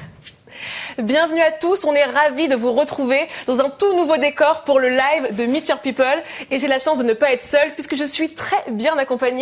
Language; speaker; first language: French; native; French